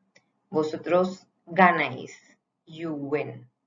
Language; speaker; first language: Spanish; non-native, fluent; Hindi